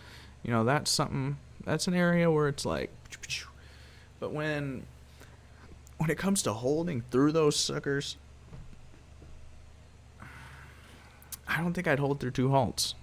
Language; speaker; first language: English; native; English